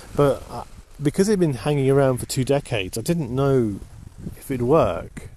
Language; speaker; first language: English; native; English